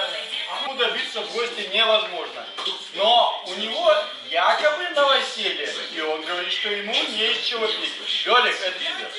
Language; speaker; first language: Russian; native; Russian